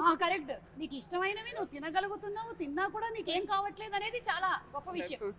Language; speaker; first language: Telugu; native; Telugu